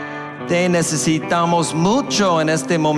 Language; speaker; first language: Spanish; non-native, learner; English